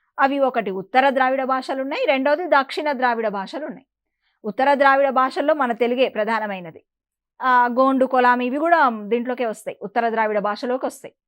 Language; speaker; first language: Telugu; native; Telugu